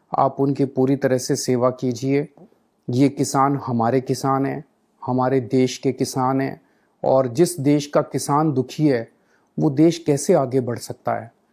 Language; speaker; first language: Hindi; native; Hindi